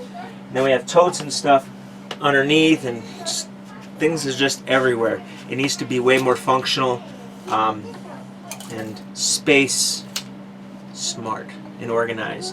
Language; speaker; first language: English; native; English